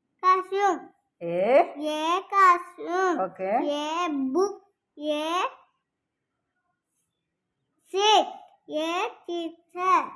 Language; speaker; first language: English; non-native, learner; Telugu